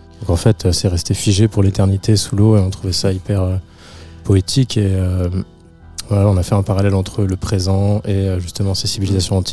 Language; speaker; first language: French; native; French